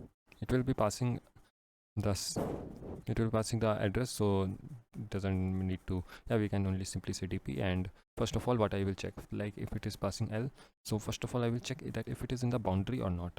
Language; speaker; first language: English; non-native, local second language; Hindi